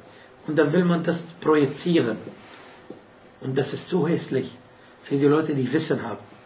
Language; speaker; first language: German; non-native, fluent; Arabic